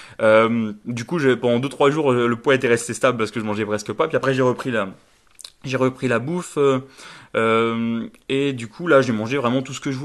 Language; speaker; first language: French; native; French